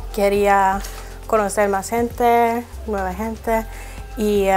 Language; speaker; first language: Spanish; non-native, learner; Norwegian